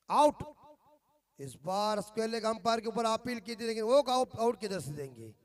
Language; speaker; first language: Hindi; non-native, local second language; Marathi